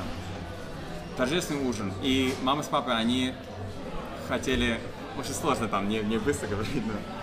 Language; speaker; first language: Russian; non-native, fluent; English